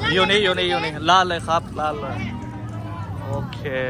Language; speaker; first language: Thai; non-native, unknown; Punjabi